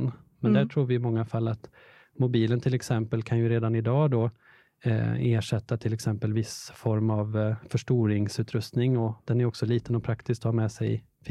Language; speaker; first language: Swedish; native; Swedish